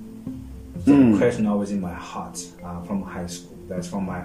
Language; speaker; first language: English; non-native, fluent; Chinese